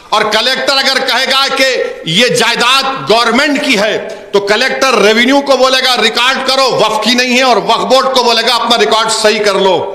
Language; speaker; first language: Urdu; native; Urdu